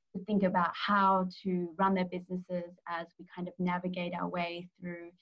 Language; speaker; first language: English; native; English